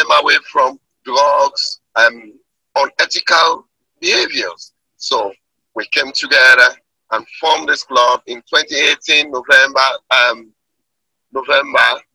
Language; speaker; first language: English; non-native, local second language; Krio